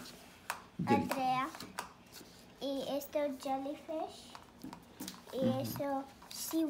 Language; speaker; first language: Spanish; early bilingual, heritage; Spanish